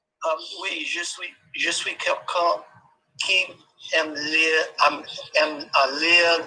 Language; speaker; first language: French; non-native, learner; English